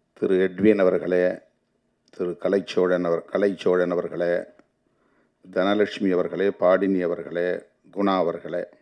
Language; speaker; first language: Tamil; native; Tamil